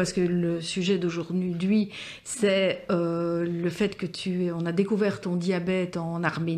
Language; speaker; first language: French; native; French